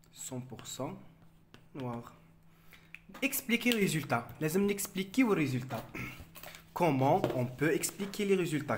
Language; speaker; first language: French; non-native, local second language; Arabic